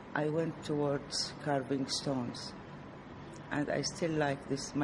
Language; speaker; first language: English; non-native, fluent; Arabic